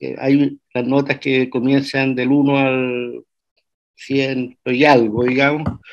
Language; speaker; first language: Spanish; native; Spanish